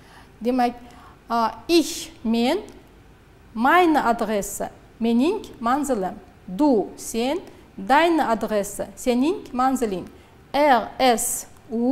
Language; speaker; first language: German; non-native, fluent; Uzbek